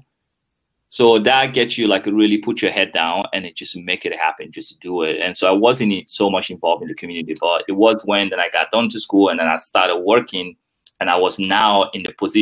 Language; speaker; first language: English; non-native, fluent; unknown